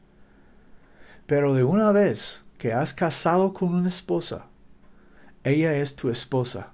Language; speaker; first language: Spanish; non-native, learner; English